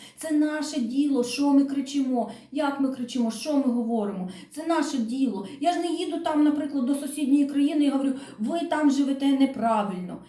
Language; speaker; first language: Ukrainian; non-native, local second language; Russian